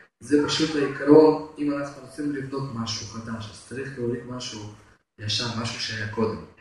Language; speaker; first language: Hebrew; non-native, fluent; Russian